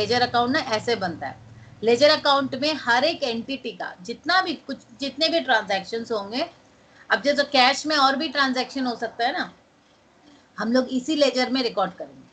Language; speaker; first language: Hindi; non-native, local second language; Bangla